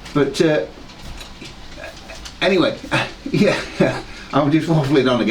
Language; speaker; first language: English; native; English